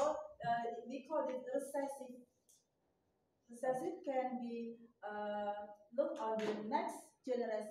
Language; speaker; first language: English; non-native, learner; Indonesian